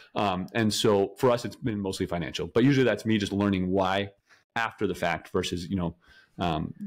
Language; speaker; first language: English; native; English